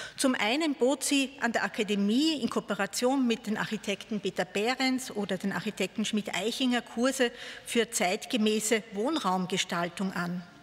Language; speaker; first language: German; native; German